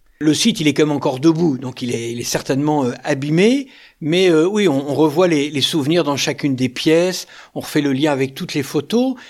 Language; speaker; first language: French; native; French